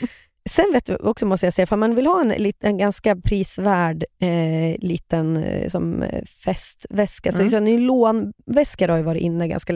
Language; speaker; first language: Swedish; native; Swedish